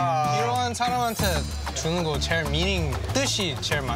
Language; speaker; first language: Korean; early bilingual, heritage; English